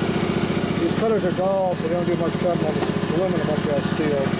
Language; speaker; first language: English; native; English